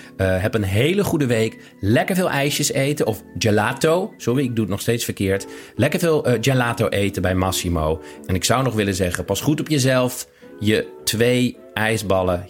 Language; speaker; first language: Dutch; native; Dutch